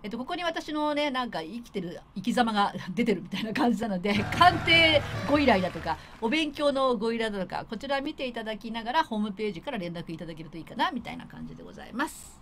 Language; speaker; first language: Japanese; native; Japanese